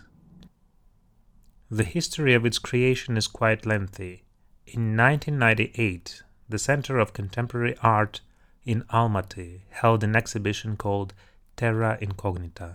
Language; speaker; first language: English; non-native, fluent; Russian